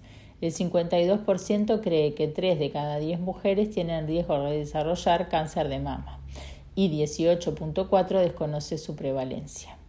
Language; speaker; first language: Spanish; native; Spanish